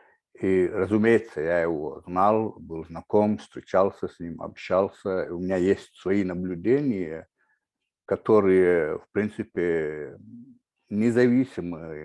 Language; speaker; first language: Russian; non-native, local second language; Chechen